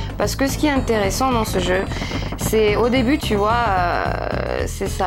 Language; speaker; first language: French; non-native, fluent; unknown